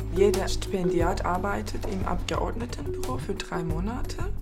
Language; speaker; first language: German; non-native, fluent; Turkish